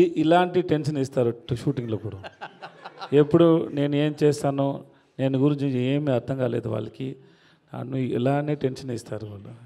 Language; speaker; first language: Telugu; non-native, learner; Tamil